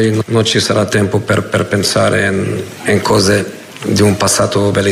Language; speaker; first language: Italian; non-native, fluent; Portuguese